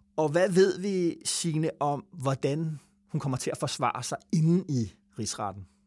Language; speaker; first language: Danish; native; Danish